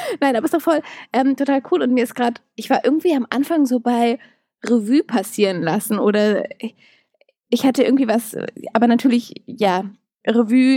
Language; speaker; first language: German; native; German